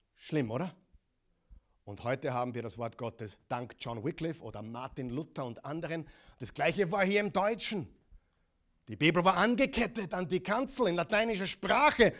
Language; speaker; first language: German; non-native, fluent; English